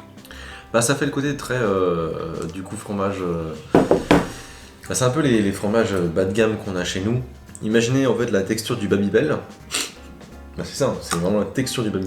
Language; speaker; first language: French; native; French